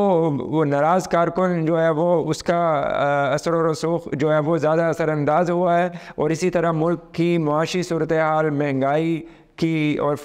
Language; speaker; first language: Urdu; native; Urdu